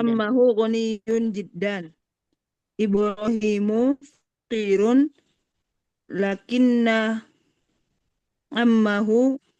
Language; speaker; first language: Arabic; non-native, learner; Indonesian